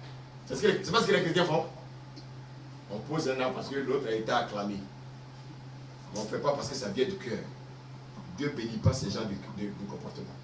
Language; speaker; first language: French; native; French